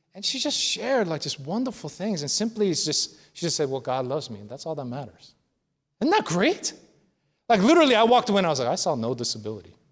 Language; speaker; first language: English; early bilingual, other home language; Korean